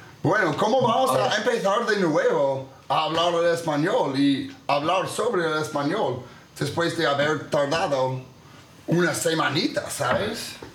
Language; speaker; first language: Spanish; non-native, fluent; English